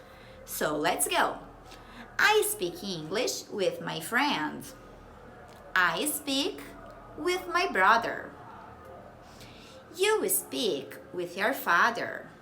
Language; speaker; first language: English; non-native, fluent; Portuguese